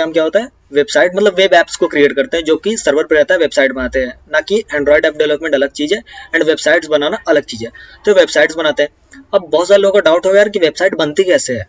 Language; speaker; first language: Hindi; native; Hindi